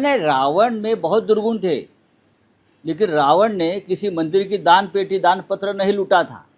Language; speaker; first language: Hindi; non-native, local second language; Marathi